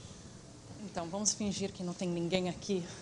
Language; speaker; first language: Portuguese; non-native, fluent; English